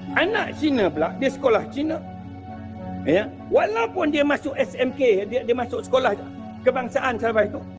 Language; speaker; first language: Malay; native; Malay